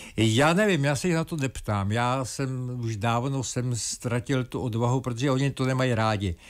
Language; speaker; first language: Czech; native; Czech